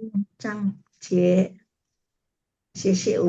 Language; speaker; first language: Chinese; non-native, learner; Indonesian